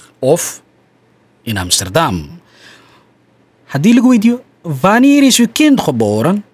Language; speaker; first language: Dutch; non-native, fluent; Somali